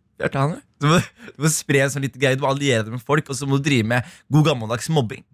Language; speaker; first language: Norwegian; early bilingual, other home language; Somali